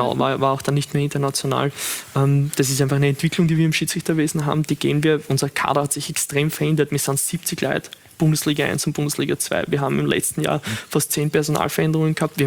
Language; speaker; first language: German; native; German